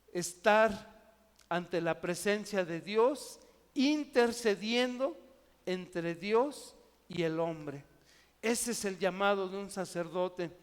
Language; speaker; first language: Spanish; native; Spanish